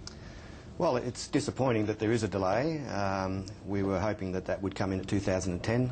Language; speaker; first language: English; native; English